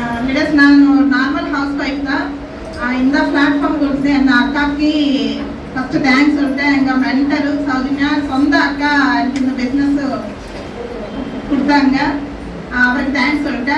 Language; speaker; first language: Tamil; non-native, learner; Telugu